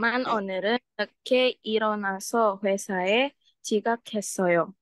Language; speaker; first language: Korean; non-native, learner; Indonesian